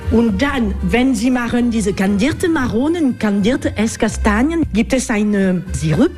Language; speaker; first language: German; non-native, learner; French